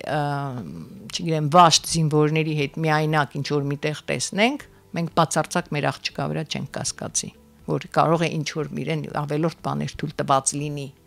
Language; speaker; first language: Armenian; native; Armenian